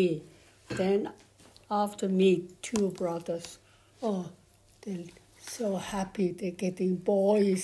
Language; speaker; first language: English; non-native, fluent; Chinese